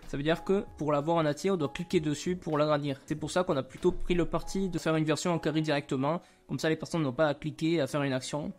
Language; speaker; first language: French; native; French